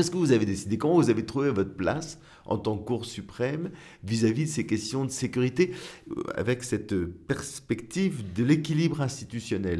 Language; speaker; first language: French; native; French